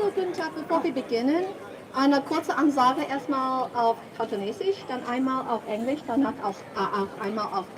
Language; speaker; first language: German; non-native, fluent; Cantonese